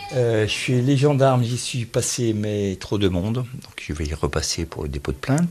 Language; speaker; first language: French; native; French